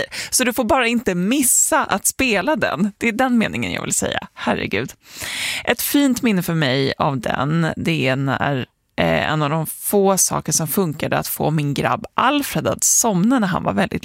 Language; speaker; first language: Swedish; native; Swedish